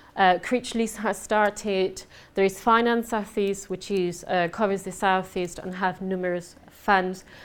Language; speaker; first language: English; non-native, fluent; Spanish